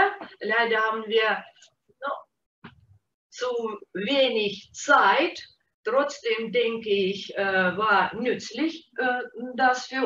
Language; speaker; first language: German; non-native, fluent; Russian